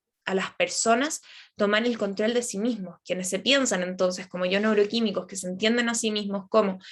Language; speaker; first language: Spanish; native; Spanish